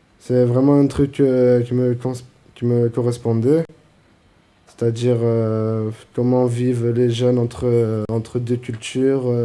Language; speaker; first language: French; native; French